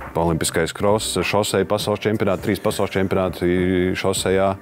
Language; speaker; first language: Latvian; native; Latvian